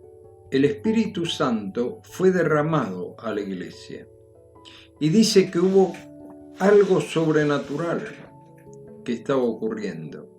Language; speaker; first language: Spanish; native; Spanish